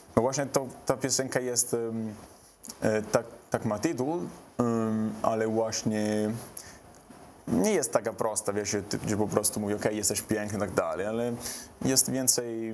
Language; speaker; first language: Polish; non-native, learner; Italian